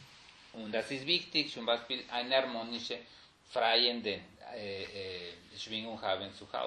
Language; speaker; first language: German; non-native, fluent; Spanish